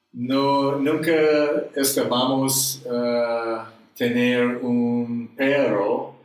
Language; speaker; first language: Spanish; non-native, learner; English